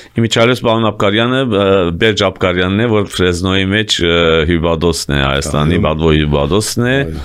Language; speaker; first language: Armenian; early bilingual, heritage; Armenian